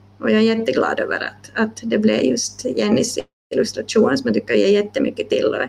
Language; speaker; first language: Swedish; native; Swedish